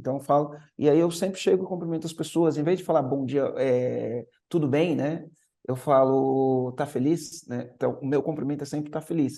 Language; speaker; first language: Portuguese; native; Portuguese